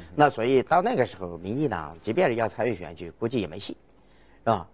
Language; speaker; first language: Chinese; native; Chinese